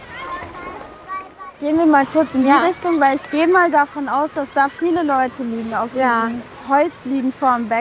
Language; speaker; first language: German; native; German